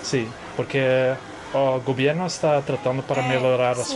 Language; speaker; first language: Portuguese; non-native, learner; English